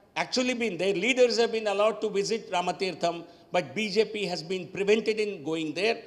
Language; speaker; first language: English; non-native, local second language; Telugu